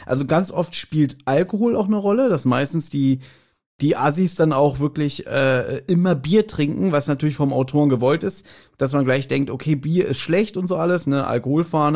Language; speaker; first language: German; native; German